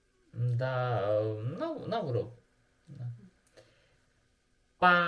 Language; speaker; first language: Russian; non-native, learner; Chinese